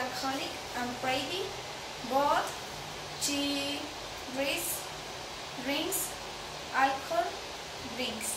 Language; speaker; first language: English; non-native, learner; Spanish